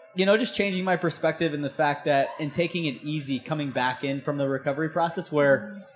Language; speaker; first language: English; native; English